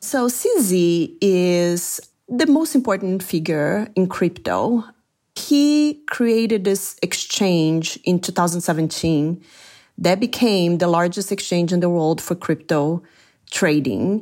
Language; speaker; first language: English; non-native, fluent; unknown